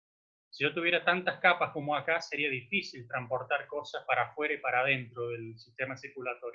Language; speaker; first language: Spanish; native; Spanish